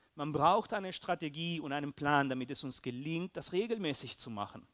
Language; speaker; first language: German; early bilingual, heritage; Spanish